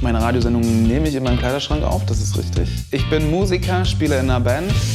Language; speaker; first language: German; native; German